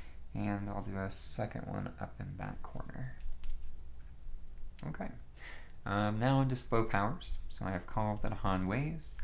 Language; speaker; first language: English; native; English